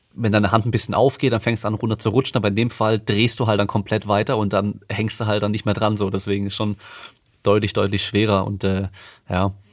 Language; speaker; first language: German; native; German